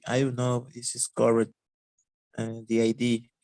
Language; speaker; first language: English; non-native, learner; Spanish